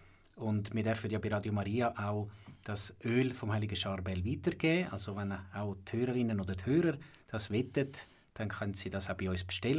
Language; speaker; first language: German; native; German